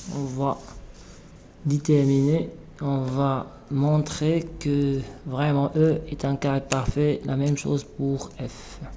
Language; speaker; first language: French; non-native, local second language; Arabic